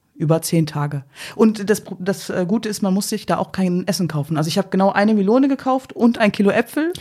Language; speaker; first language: German; native; German